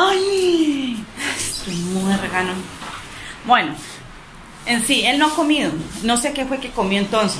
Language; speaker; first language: Spanish; native; Spanish